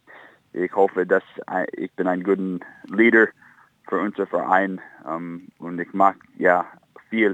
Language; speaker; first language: German; non-native, fluent; English